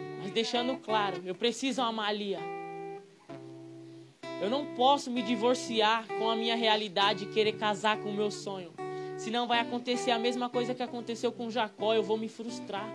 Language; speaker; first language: Portuguese; native; Portuguese